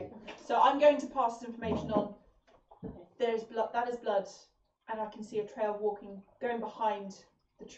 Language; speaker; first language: English; native; English